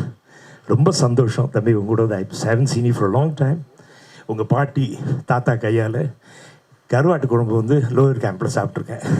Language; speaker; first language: Tamil; native; Tamil